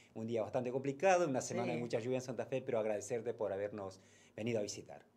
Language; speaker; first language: Spanish; native; Spanish